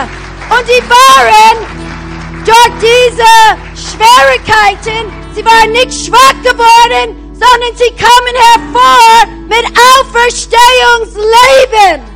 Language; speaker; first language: German; non-native, fluent; English